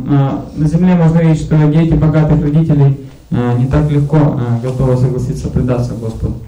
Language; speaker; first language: Russian; native; Russian